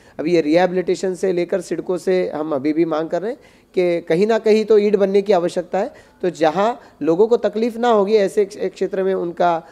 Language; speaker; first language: Hindi; non-native, local second language; Marathi